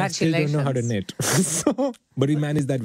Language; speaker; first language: English; native; English